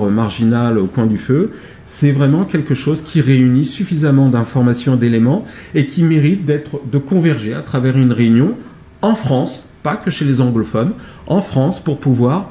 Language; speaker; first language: French; native; French